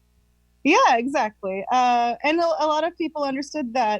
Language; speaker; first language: English; native; English